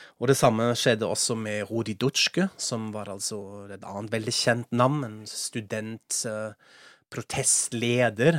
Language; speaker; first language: Norwegian; non-native, fluent; German